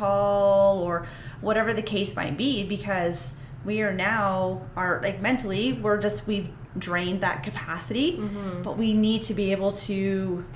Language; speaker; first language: English; native; English